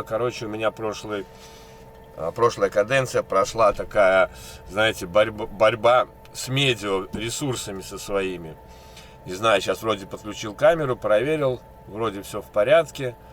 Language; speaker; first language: Russian; native; Russian